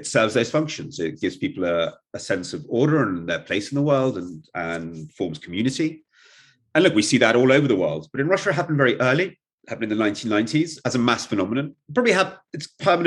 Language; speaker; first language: English; non-native, local second language; Russian